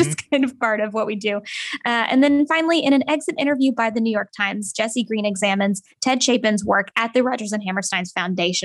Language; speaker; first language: English; native; English